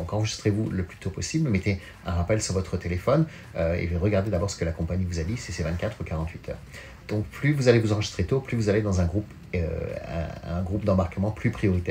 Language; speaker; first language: French; native; French